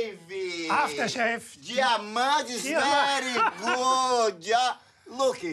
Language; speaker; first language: English; non-native, learner; Portuguese